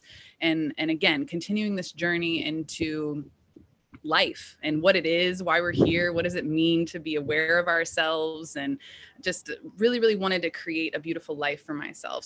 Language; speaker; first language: English; native; English